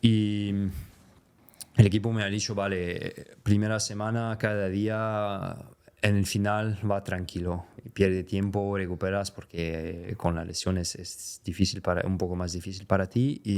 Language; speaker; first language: Spanish; non-native, fluent; French